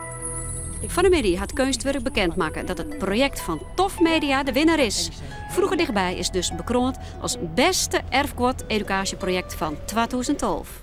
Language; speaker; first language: Dutch; non-native, local second language; Western Frisian